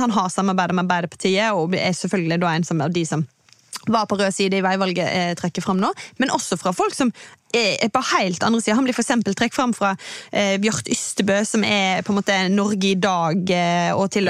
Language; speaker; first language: Norwegian; native; Norwegian